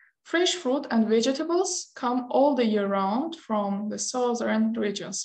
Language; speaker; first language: English; non-native, fluent; Azerbaijani